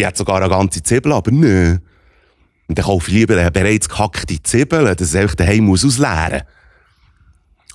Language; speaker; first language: German; native; German